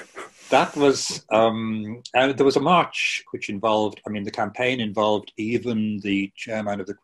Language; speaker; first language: English; native; English